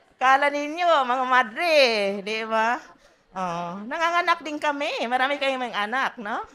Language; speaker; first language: Filipino; non-native, local second language; Cebuano